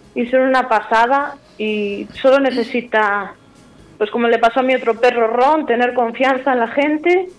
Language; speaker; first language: Spanish; native; Spanish